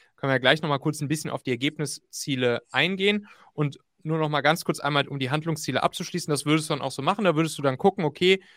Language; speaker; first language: German; native; German